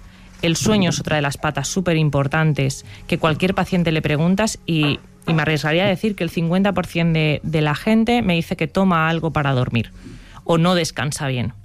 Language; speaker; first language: Spanish; native; Spanish